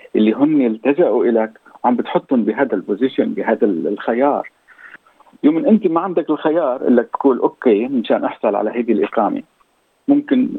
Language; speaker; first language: Arabic; native; Arabic